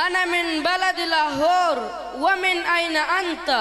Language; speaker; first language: Arabic; non-native, learner; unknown